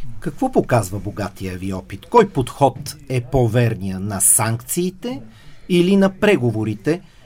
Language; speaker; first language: Bulgarian; native; Bulgarian